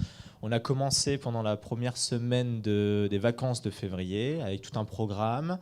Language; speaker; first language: French; native; French